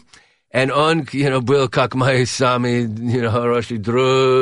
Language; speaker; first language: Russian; non-native, learner; English